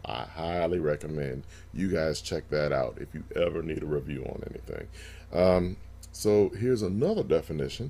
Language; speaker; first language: English; native; English